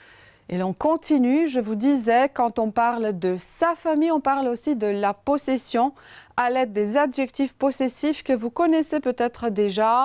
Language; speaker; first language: French; non-native, fluent; Romanian